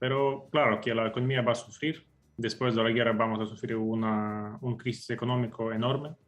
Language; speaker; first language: Spanish; non-native, fluent; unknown